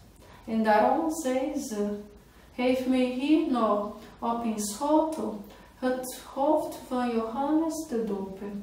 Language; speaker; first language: Dutch; non-native, fluent; Portuguese